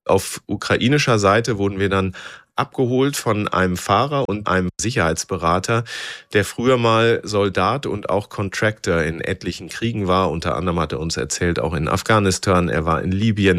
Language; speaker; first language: German; native; German